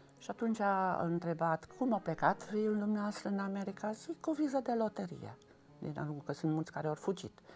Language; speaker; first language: Romanian; non-native, local second language; Hungarian